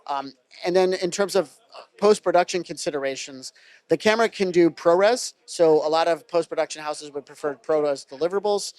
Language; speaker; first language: English; native; English